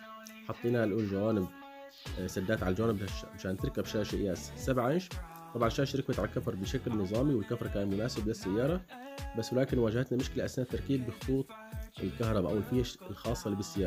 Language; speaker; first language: Arabic; native; Arabic